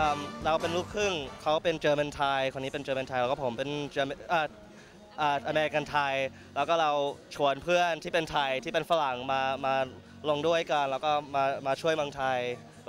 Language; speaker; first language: Thai; early bilingual, heritage; Thai